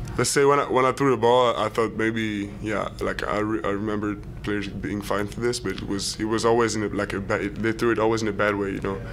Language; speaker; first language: English; non-native, fluent; French